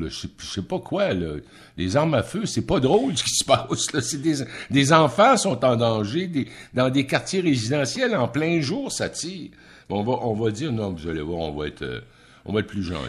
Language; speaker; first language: French; native; French